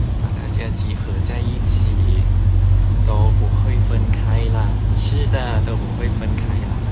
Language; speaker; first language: Chinese; non-native, learner; Thai